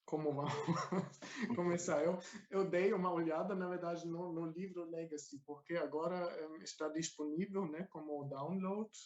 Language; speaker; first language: Portuguese; non-native, fluent; German